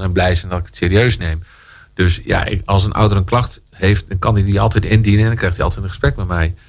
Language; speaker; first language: Dutch; native; Dutch